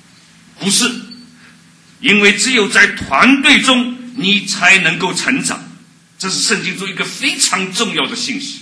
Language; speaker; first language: Chinese; native; Chinese